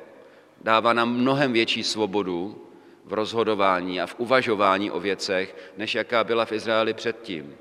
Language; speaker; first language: Czech; native; Czech